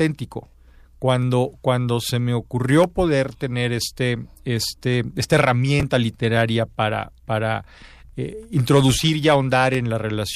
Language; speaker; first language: Spanish; native; Spanish